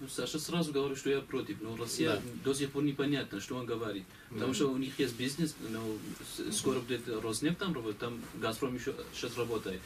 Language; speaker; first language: Russian; non-native, learner; Kurdish